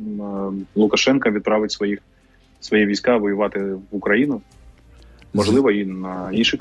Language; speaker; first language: Ukrainian; native; Ukrainian